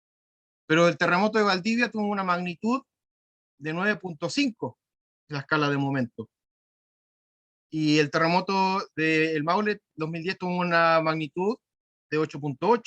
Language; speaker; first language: Spanish; native; Spanish